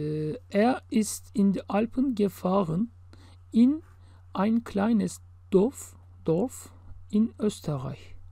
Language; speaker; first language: German; non-native, fluent; Turkish